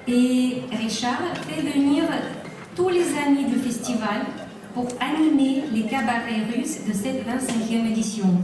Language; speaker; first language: French; non-native, fluent; Russian